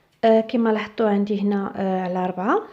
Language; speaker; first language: Arabic; native; Arabic